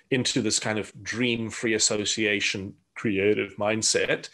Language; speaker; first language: English; native; English